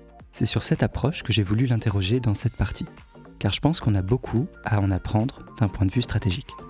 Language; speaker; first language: French; native; French